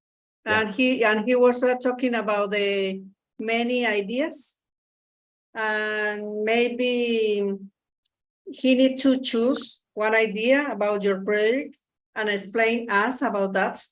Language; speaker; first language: English; non-native, learner; Spanish